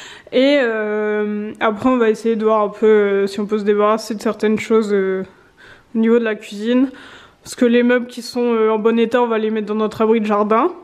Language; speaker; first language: French; native; French